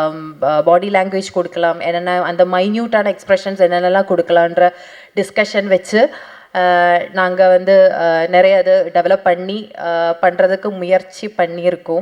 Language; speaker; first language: Tamil; non-native, fluent; Malayalam